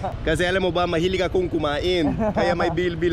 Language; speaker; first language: Filipino; non-native, learner; English